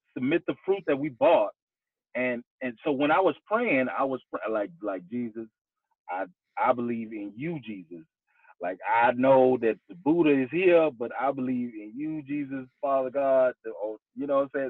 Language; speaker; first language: English; native; English